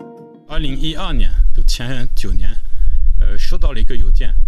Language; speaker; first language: Chinese; non-native, fluent; French